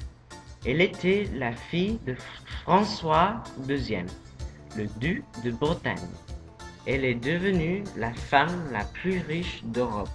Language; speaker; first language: French; non-native, learner; English